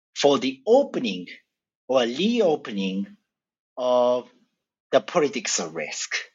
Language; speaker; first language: English; non-native, fluent; Japanese